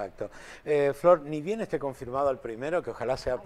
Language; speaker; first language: Spanish; native; Spanish